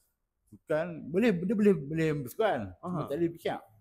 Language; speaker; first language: Malay; native; Malay